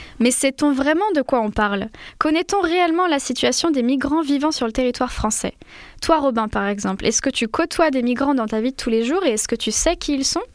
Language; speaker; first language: French; native; French